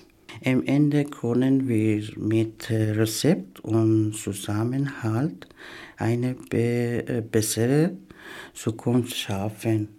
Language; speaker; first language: German; non-native, learner; Persian